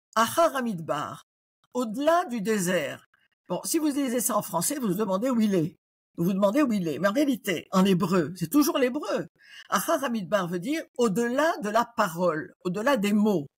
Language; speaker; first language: French; native; French